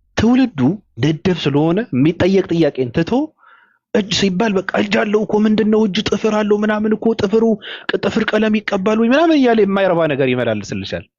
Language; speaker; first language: Amharic; native; Amharic